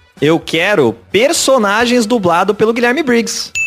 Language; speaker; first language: Portuguese; native; Portuguese